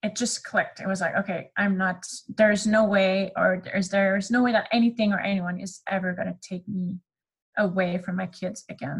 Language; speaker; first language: English; non-native, fluent; French